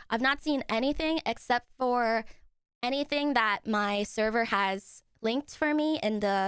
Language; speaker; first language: English; native; English